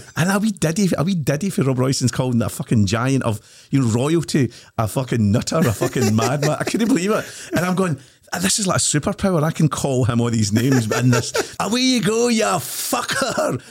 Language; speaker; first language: English; native; English